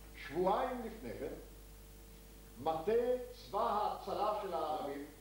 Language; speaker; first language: Hebrew; native; Hebrew